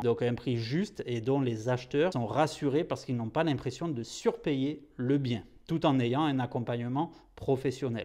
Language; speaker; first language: French; native; French